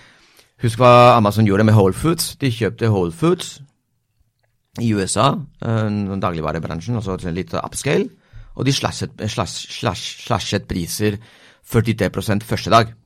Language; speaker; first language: Norwegian; non-native, fluent; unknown